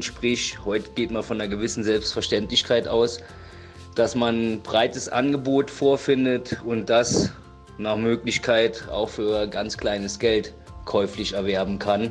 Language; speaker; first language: German; native; German